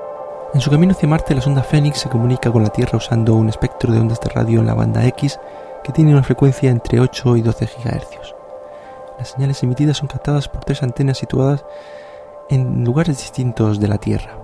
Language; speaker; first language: Spanish; native; Spanish